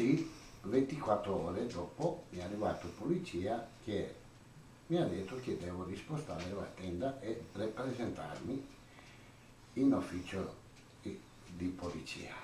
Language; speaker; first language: Italian; non-native, learner; Croatian